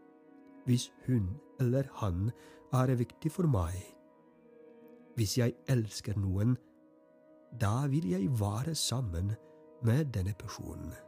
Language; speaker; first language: Norwegian; non-native, fluent; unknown